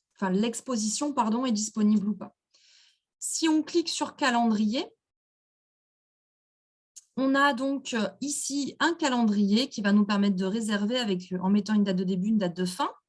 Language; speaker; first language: French; native; French